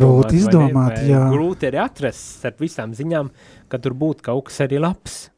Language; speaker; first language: Latvian; native; Latvian